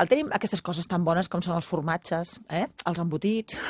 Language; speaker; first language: Catalan; native; Catalan